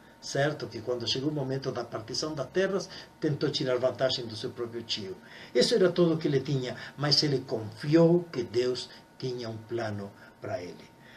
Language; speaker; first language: Portuguese; non-native, fluent; Spanish